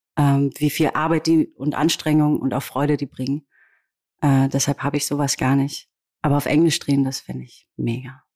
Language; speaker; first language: German; native; German